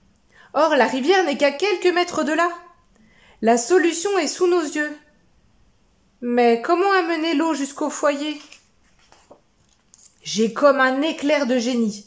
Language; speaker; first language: French; native; French